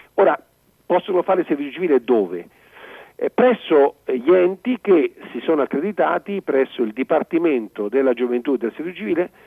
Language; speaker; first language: Italian; native; Italian